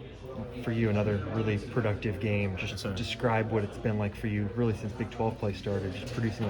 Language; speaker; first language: English; native; English